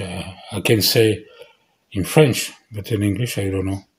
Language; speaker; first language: English; non-native, learner; French